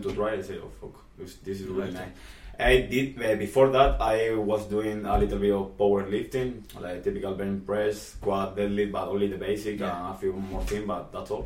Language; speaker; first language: English; non-native, fluent; Spanish